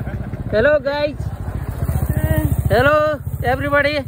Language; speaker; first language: English; non-native, learner; Nepali